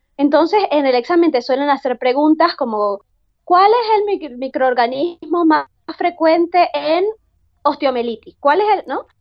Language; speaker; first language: Spanish; native; Spanish